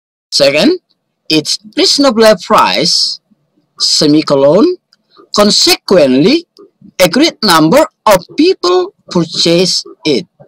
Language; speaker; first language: English; non-native, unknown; Indonesian